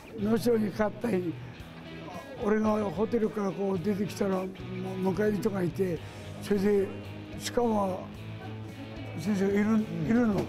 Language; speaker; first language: Japanese; native; Japanese